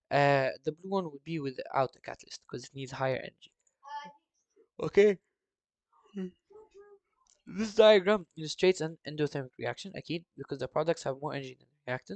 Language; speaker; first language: English; non-native, fluent; Arabic